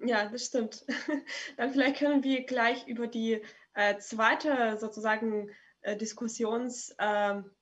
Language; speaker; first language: German; non-native, fluent; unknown